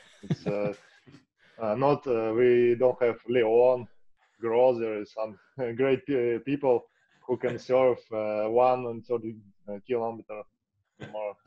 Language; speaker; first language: English; non-native, learner; Russian